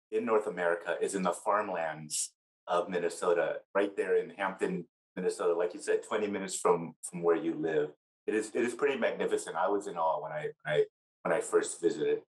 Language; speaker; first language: English; native; English